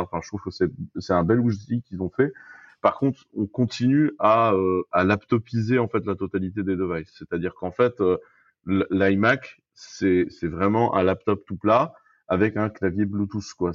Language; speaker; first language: French; native; French